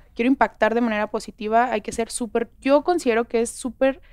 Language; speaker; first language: Spanish; native; Spanish